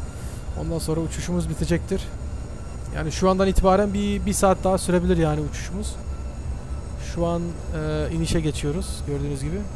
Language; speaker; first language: Turkish; early bilingual, heritage; Turkish